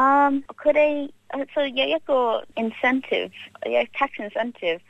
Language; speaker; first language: Cantonese; early bilingual, heritage; Cantonese